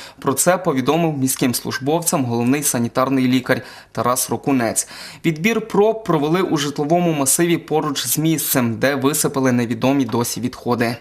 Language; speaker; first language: Ukrainian; native; Ukrainian